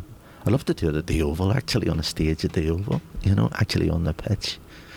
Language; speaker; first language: English; native; English